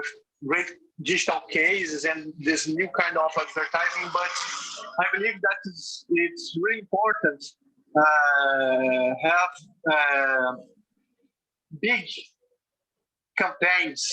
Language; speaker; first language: English; non-native, fluent; Portuguese